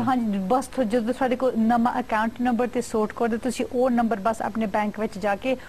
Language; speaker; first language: Punjabi; early bilingual, heritage; Punjabi